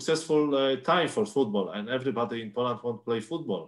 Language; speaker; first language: English; non-native, learner; Polish